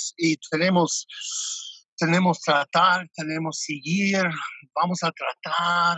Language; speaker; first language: Spanish; non-native, fluent; English